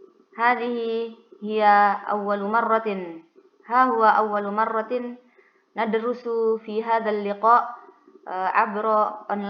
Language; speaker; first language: Arabic; non-native, fluent; Indonesian